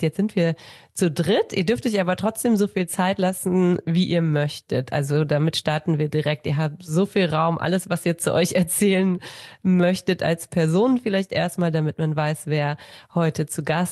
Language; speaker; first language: German; native; German